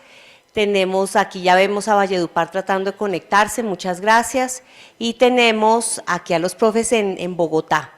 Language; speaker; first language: Spanish; native; Spanish